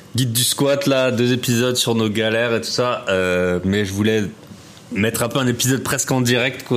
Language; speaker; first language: French; native; French